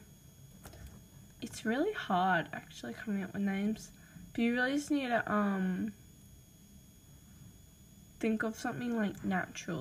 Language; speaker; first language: English; native; English